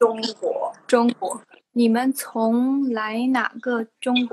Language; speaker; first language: Chinese; non-native, learner; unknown